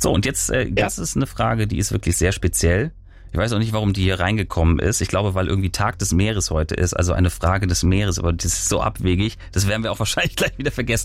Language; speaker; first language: German; native; German